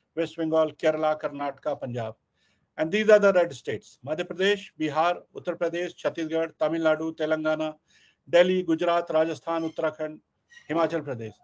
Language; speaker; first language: English; non-native, local second language; Hindi